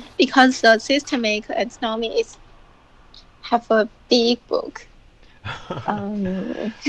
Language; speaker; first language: English; non-native, learner; Chinese